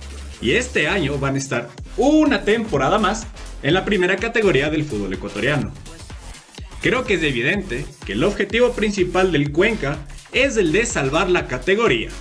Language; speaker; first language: Spanish; native; Spanish